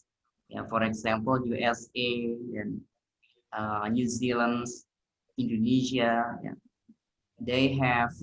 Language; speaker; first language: English; non-native, learner; Indonesian